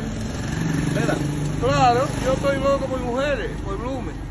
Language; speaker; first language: Spanish; native; Spanish